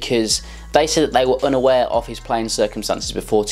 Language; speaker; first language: English; native; English